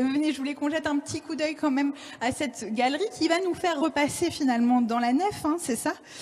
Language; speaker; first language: French; native; French